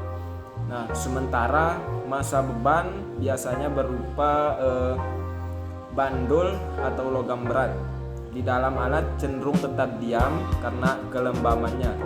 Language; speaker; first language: Indonesian; native; Indonesian